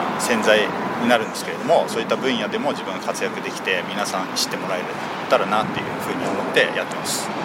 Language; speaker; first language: Japanese; early bilingual, other home language; Chinese